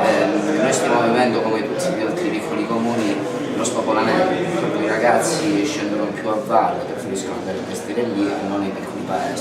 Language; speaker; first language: Italian; native; Italian